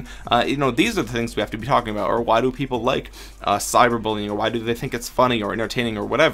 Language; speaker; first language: English; native; English